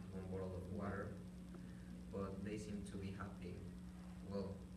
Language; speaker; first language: English; non-native, learner; Spanish